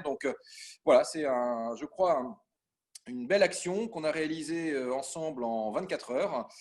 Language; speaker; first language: French; native; French